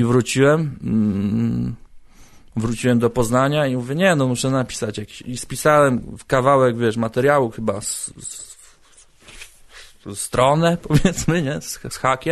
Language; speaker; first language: Polish; native; Polish